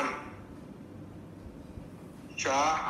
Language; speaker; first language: Vietnamese; non-native, learner; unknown